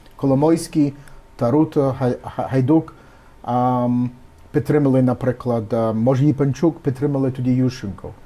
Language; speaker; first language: Ukrainian; early bilingual, heritage; Ukrainian